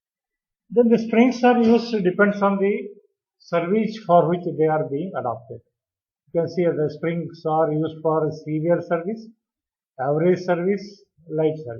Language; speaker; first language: English; non-native, local second language; Kannada